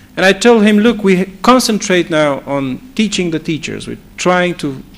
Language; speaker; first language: English; non-native, fluent; Romanian